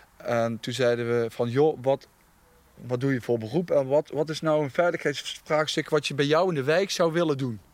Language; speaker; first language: Dutch; native; Dutch